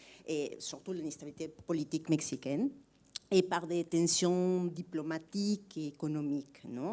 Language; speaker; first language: French; non-native, fluent; Spanish